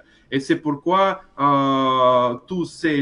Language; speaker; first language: French; non-native, fluent; Russian